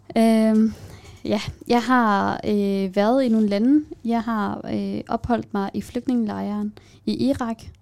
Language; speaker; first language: Danish; non-native, fluent; Kurdish